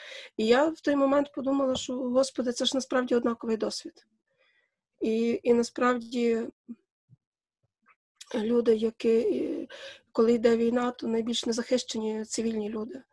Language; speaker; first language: Ukrainian; native; Ukrainian